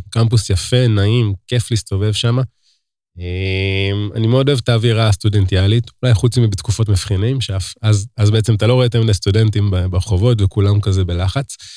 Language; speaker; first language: Hebrew; native; Hebrew